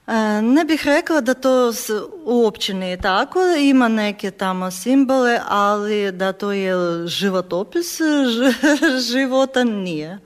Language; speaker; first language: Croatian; non-native, learner; Ukrainian